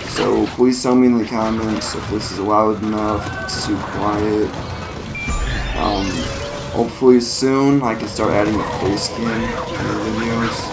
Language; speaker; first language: English; native; English